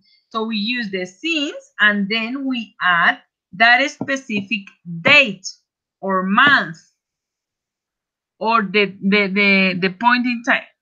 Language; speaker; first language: English; non-native, fluent; Spanish